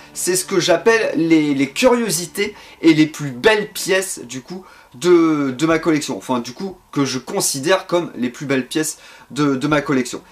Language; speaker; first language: French; native; French